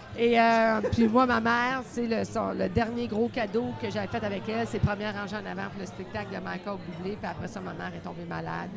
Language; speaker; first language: French; native; French